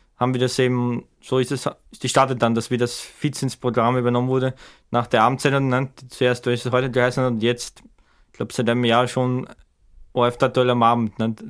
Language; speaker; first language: German; native; German